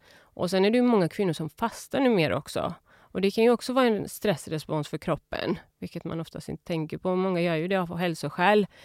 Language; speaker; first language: Swedish; early bilingual, other home language; Urdu